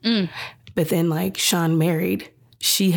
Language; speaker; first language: English; native; English